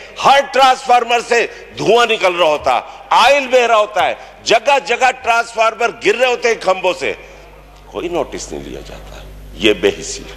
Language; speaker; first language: Urdu; native; Urdu